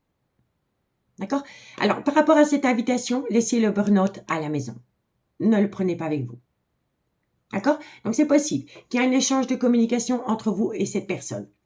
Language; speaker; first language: French; native; French